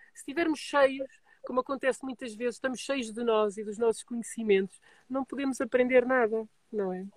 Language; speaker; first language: Portuguese; native; Portuguese